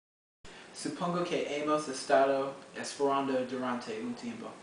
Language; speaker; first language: Spanish; non-native, learner; English